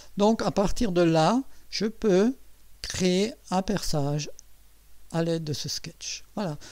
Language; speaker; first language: French; native; French